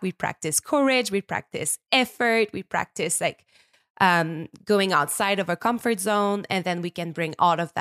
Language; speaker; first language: English; non-native, fluent; French